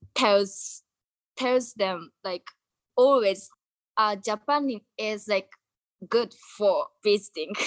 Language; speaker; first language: English; non-native, learner; Japanese